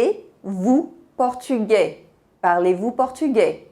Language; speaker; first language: French; non-native, fluent; Portuguese